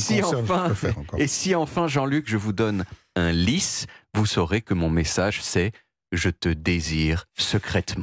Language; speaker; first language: French; native; French